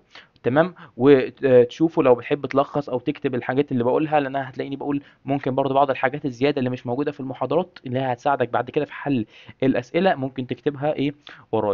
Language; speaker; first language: Arabic; native; Arabic